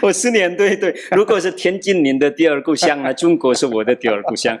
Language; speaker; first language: Chinese; non-native, fluent; Madurese